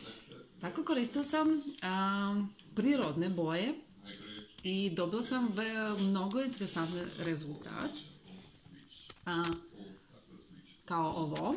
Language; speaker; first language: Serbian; non-native, learner; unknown